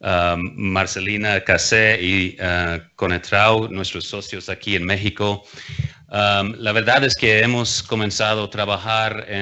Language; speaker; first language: Spanish; non-native, fluent; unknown